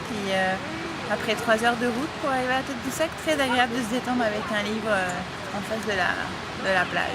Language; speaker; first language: French; native; French